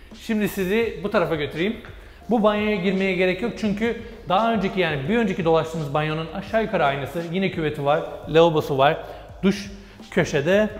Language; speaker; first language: Turkish; early bilingual, heritage; Turkish